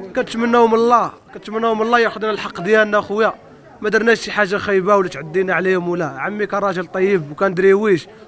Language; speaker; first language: Arabic; native; Arabic